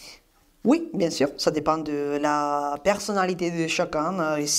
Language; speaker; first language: French; non-native, fluent; Spanish